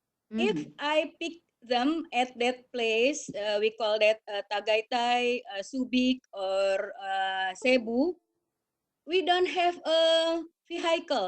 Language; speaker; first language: English; non-native, learner; Indonesian